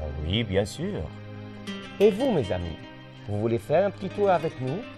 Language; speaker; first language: French; non-native, fluent; Arabic